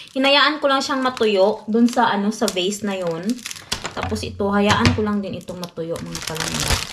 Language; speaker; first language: Filipino; non-native, local second language; Hiligaynon